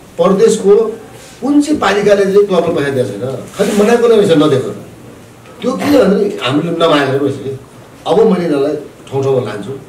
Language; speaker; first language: Nepali; non-native, local second language; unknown